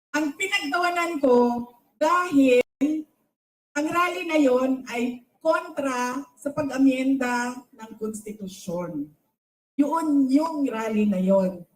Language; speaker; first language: Filipino; non-native, local second language; Cebuano